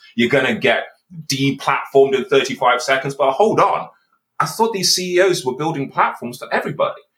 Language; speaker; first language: English; native; English